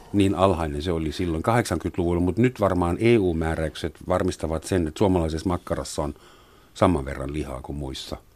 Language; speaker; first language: Finnish; non-native, fluent; German